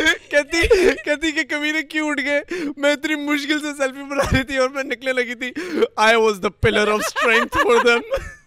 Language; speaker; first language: Urdu; native; Urdu